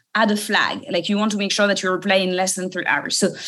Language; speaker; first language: English; non-native, fluent; French